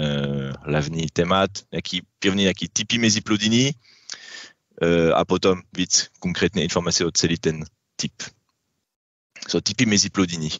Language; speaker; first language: Czech; non-native, learner; French